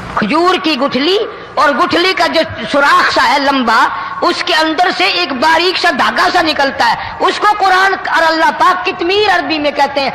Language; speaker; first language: Urdu; non-native, local second language; Punjabi